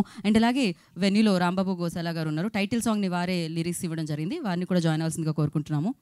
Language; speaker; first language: Telugu; native; Telugu